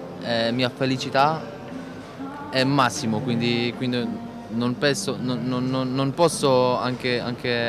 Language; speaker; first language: Italian; non-native, learner; Polish